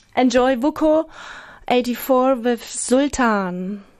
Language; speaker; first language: English; non-native, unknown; German